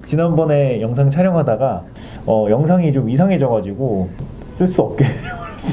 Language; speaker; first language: Korean; native; Korean